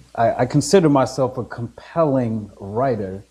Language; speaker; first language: English; native; English